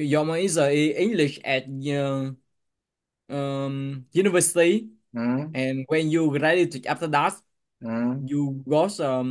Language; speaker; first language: English; non-native, learner; Vietnamese